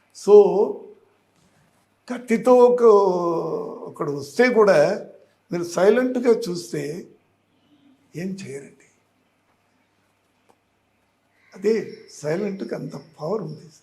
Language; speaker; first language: Telugu; non-native, learner; Tamil